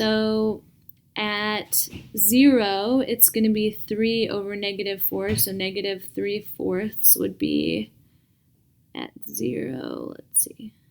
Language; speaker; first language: English; native; English